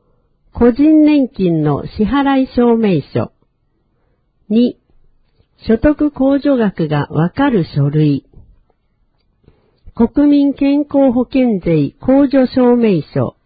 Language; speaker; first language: Japanese; native; Japanese